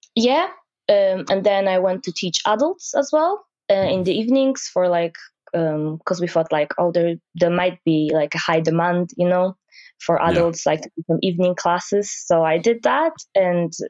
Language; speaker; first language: English; non-native, fluent; Polish